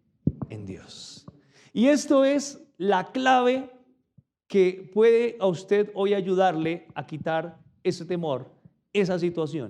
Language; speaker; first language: Spanish; native; Spanish